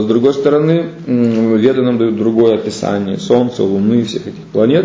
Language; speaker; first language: Russian; native; Russian